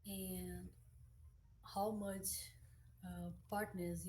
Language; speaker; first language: English; non-native, learner; Portuguese